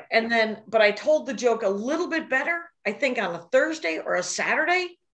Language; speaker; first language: English; native; English